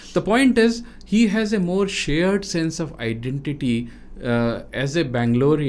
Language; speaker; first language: English; non-native, local second language; Hindi